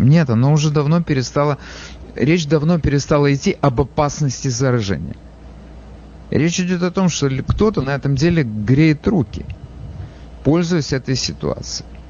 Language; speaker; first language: Russian; native; Russian